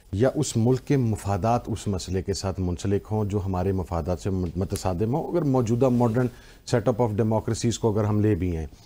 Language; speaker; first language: Urdu; non-native, local second language; Punjabi